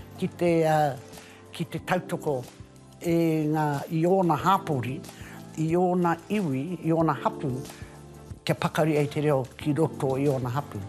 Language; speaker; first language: Māori; native; Māori